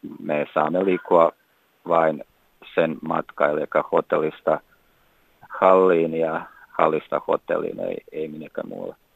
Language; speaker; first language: Finnish; non-native, fluent; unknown